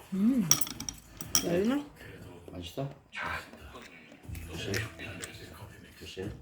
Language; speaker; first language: Korean; non-native, learner; Filipino